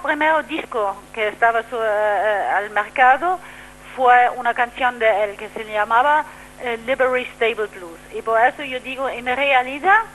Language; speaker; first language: Spanish; non-native, fluent; German